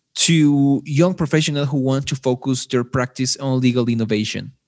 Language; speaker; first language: English; non-native, fluent; Spanish